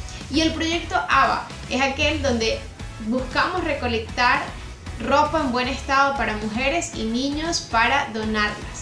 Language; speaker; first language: Spanish; native; Spanish